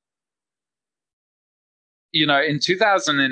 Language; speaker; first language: English; native; English